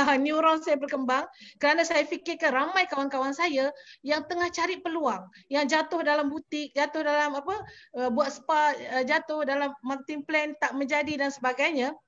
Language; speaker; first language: Malay; native; Malay